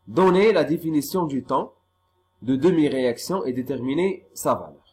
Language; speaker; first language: French; non-native, local second language; Arabic